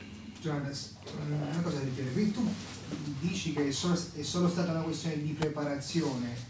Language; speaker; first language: Italian; native; Italian